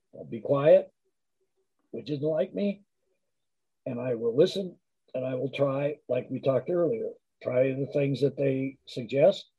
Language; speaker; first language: English; native; English